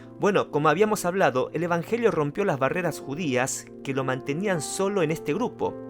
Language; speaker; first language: Spanish; non-native, fluent; Korean